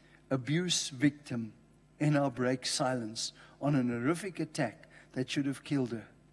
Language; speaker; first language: English; native; English